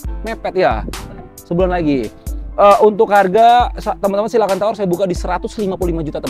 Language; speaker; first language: Indonesian; native; Indonesian